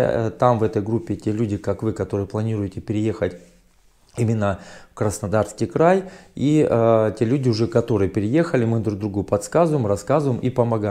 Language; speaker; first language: Russian; native; Russian